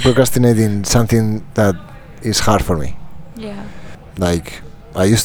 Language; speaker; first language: English; non-native, fluent; Spanish